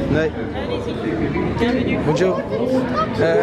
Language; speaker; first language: Dutch; native; Dutch